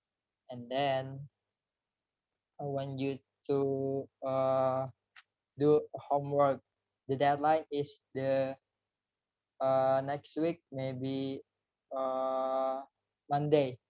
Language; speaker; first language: English; non-native, learner; Indonesian